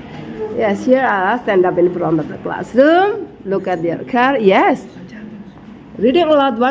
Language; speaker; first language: English; non-native, fluent; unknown